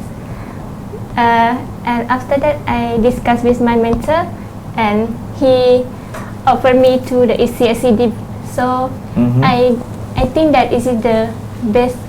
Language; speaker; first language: English; non-native, learner; Thai